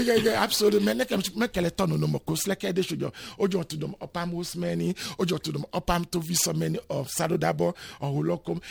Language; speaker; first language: Hungarian; non-native, fluent; Yoruba